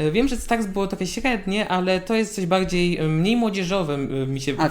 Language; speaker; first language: Polish; native; Polish